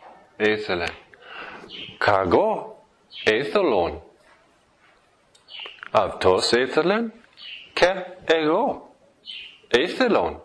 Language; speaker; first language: Greek; non-native, fluent; English